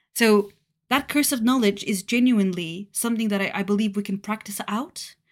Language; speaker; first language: English; non-native, fluent; Bulgarian